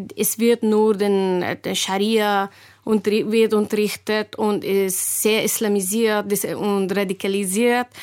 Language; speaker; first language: German; non-native, learner; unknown